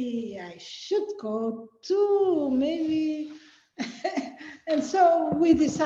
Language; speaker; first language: English; non-native, fluent; Spanish